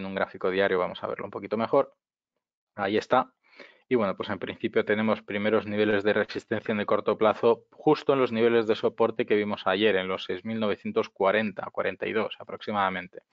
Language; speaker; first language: Spanish; native; Spanish